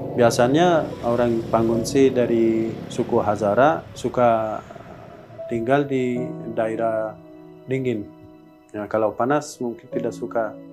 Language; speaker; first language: Indonesian; non-native, learner; Persian